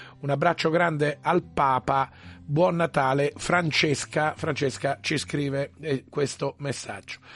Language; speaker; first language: Italian; native; Italian